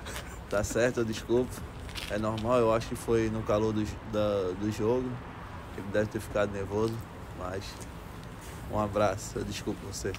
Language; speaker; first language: Portuguese; native; Portuguese